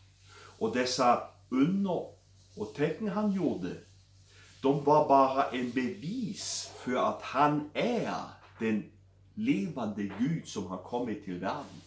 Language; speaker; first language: Swedish; non-native, fluent; German